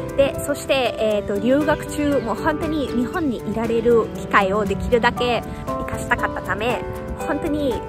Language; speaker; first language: Japanese; non-native, fluent; Italian